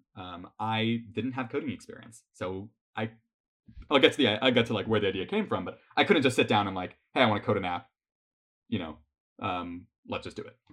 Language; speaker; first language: English; native; English